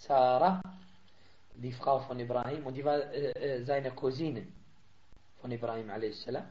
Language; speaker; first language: German; non-native, fluent; Arabic